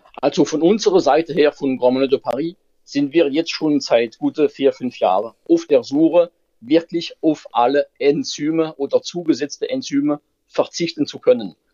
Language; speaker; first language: German; non-native, fluent; French